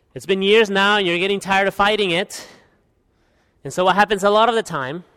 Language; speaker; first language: English; early bilingual, other home language; Spanish